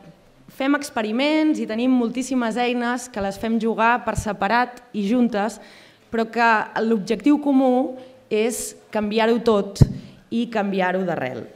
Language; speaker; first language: Catalan; native; Catalan